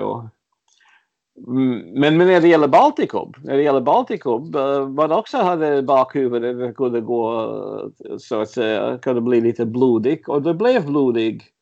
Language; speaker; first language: Swedish; early bilingual, other home language; Latvian